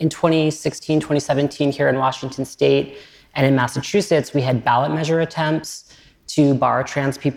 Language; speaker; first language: English; native; English